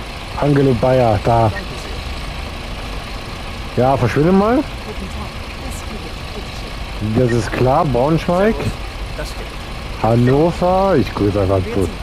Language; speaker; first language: German; native; German